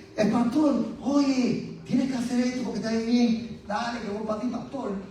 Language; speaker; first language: Spanish; native; Spanish